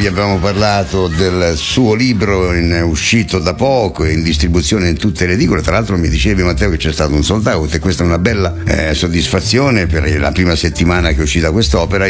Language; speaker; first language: Italian; native; Italian